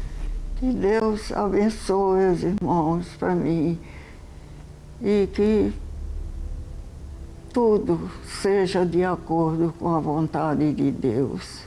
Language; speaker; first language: Portuguese; early bilingual, heritage; Portuguese